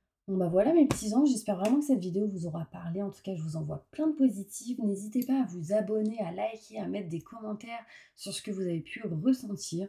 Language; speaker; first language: French; native; French